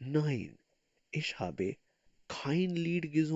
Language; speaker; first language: German; non-native, fluent; Urdu